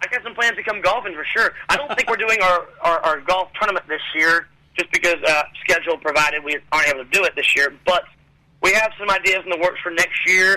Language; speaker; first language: English; native; English